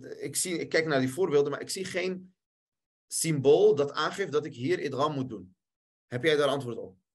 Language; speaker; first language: Dutch; early bilingual, other home language; Arabic